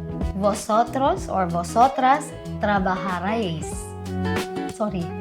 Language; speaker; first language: Spanish; non-native, learner; Filipino